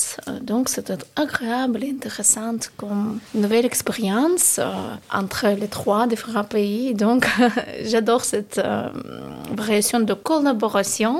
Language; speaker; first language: French; non-native, learner; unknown